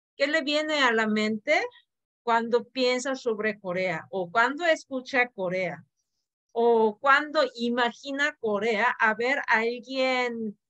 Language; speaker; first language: Spanish; non-native, fluent; Korean